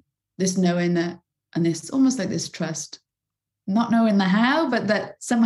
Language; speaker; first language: English; native; English